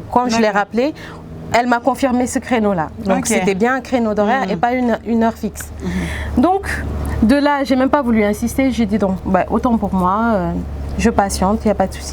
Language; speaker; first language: French; native; French